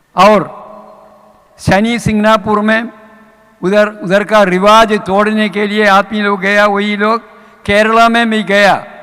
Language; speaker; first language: Hindi; non-native, local second language; Malayalam